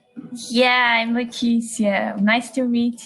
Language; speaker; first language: English; non-native, learner; Portuguese